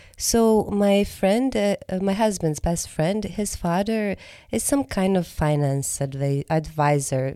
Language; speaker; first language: English; non-native, fluent; Croatian